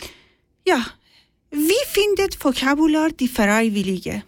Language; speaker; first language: German; non-native, learner; Persian